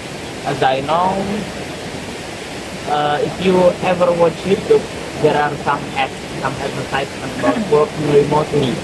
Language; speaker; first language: English; non-native, learner; Indonesian